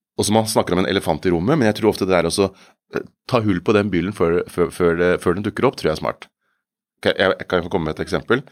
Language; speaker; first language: Norwegian; native; Norwegian